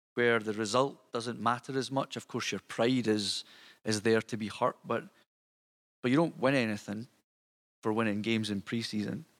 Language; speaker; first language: English; native; English